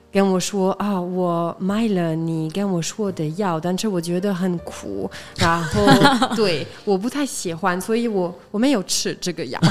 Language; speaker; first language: Chinese; non-native, fluent; French